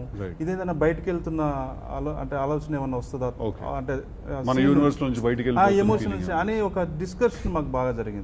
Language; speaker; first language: Telugu; native; Telugu